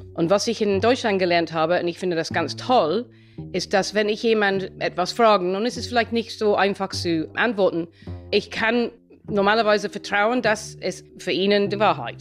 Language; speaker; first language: German; non-native, fluent; English